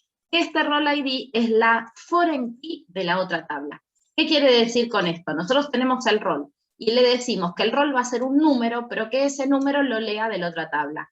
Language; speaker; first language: Spanish; native; Spanish